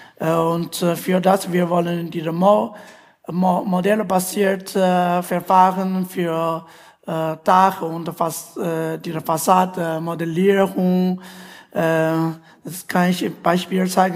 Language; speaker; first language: German; non-native, learner; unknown